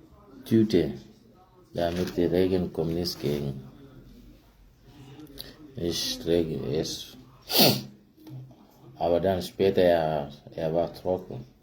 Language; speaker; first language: German; non-native, learner; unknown